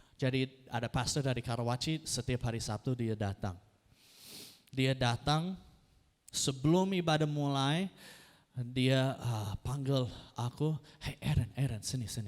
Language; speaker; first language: Indonesian; non-native, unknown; English